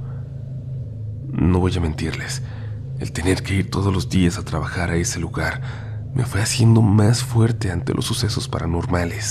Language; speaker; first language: Spanish; native; Spanish